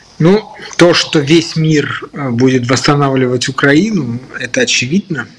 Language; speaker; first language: Russian; native; Russian